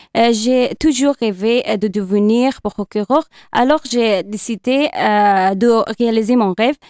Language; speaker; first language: French; non-native, learner; Persian